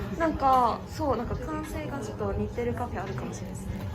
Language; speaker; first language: Japanese; non-native, fluent; Korean